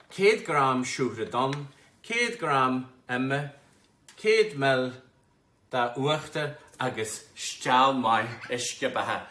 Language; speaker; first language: Irish; native; Irish